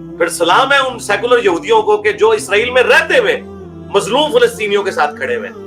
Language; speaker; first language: Urdu; non-native, local second language; Punjabi